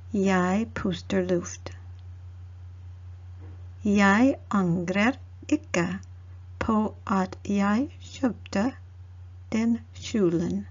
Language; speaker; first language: Norwegian; non-native, learner; English